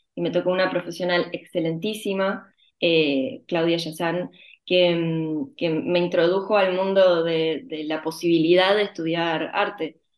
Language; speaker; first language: Spanish; early bilingual, other home language; Ukrainian